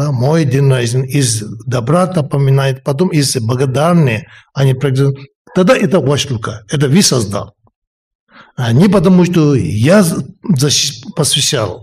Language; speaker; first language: Russian; non-native, learner; Tibetan